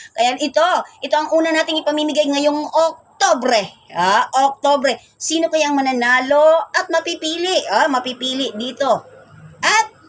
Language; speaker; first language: Filipino; native; Filipino